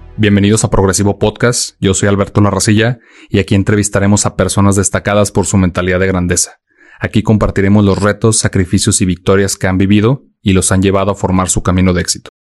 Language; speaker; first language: Spanish; native; Spanish